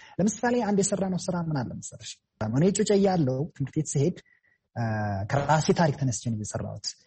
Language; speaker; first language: Amharic; native; Amharic